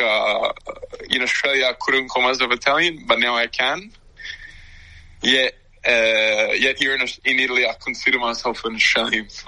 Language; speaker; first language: English; native; English